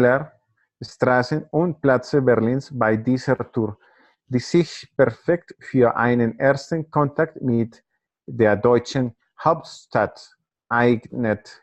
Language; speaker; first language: German; non-native, learner; Spanish